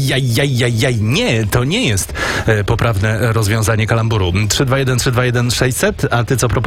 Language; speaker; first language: Polish; native; Polish